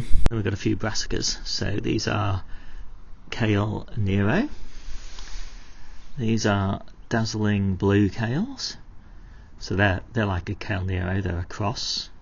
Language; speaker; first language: English; native; English